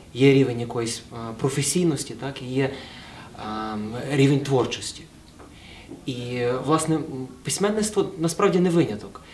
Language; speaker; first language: Ukrainian; native; Ukrainian